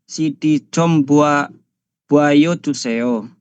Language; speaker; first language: Korean; non-native, learner; Indonesian